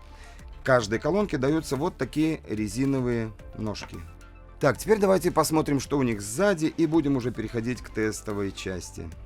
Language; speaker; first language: Russian; native; Russian